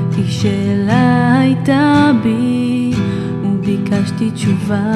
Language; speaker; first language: Hebrew; early bilingual, other home language; English